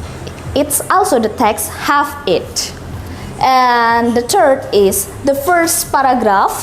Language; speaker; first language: English; non-native, learner; Indonesian